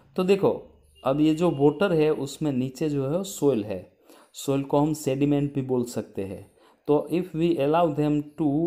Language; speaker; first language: Hindi; non-native, local second language; Gujarati